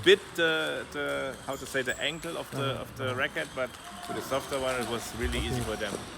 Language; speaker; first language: English; non-native, fluent; German